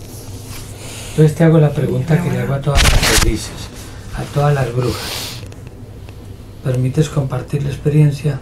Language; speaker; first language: Spanish; native; Spanish